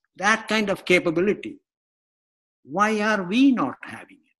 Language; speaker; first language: English; non-native, local second language; Malayalam